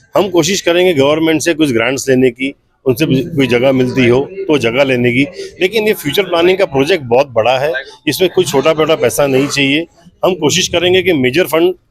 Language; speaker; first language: Hindi; non-native, local second language; Sindhi